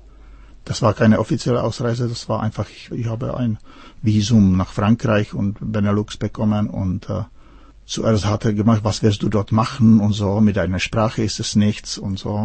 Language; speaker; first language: German; non-native, fluent; Czech